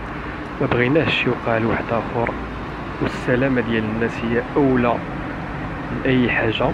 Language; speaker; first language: Arabic; native; Arabic